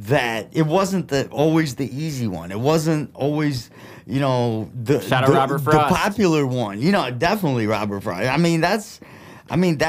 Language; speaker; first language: English; early bilingual, other home language; Russian